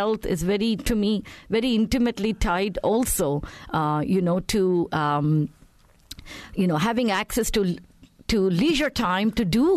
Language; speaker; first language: English; non-native, local second language; Tamil